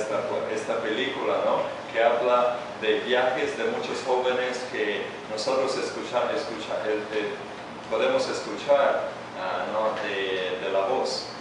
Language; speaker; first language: Spanish; non-native, fluent; Italian